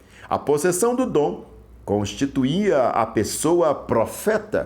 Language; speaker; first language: Portuguese; native; Portuguese